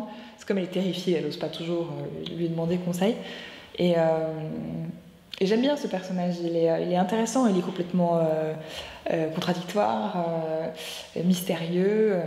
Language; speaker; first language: French; native; French